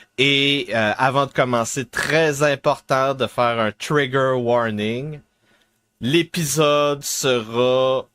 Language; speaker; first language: French; native; French